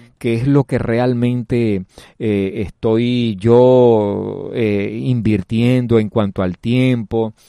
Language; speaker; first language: Spanish; native; Spanish